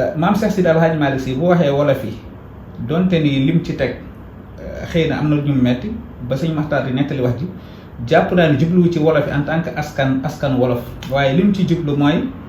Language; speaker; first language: Wolof; non-native, local second language; Fula